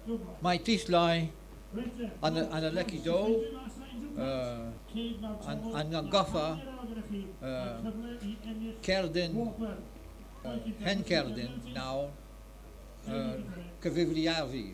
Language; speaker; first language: Welsh; non-native, learner; French